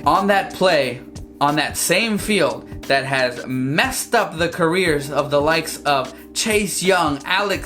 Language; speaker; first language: English; native; English